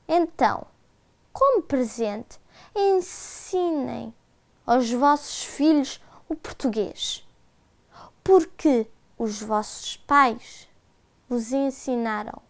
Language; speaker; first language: Portuguese; early bilingual, heritage; Portuguese